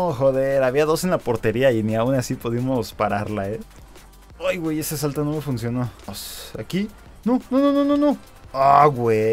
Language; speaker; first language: Spanish; native; Spanish